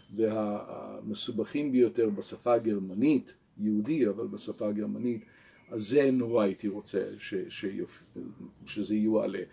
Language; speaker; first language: Hebrew; non-native, local second language; English